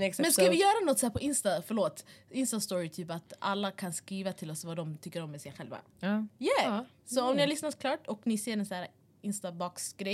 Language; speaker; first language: Swedish; early bilingual, other home language; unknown